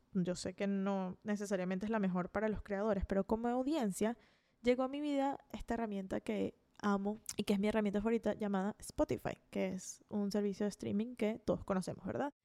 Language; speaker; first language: Spanish; native; Spanish